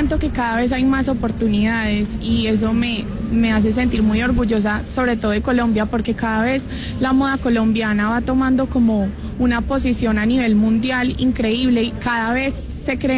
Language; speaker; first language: Spanish; native; Spanish